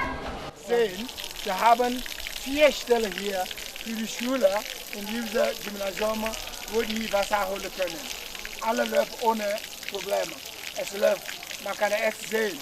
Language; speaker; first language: German; non-native, learner; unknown